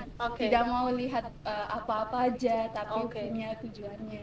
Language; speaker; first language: Indonesian; non-native, learner; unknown